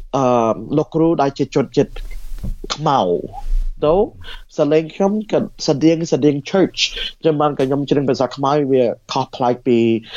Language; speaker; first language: Khmer; early bilingual, heritage; Khmer